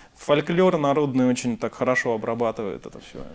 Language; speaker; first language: Russian; native; Russian